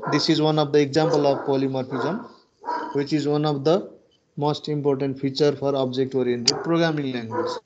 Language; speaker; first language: English; non-native, local second language; Nepali